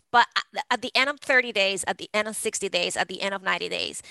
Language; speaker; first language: English; non-native, fluent; Spanish